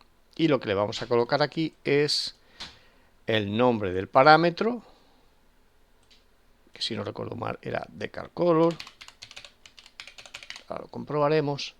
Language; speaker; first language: Spanish; native; Spanish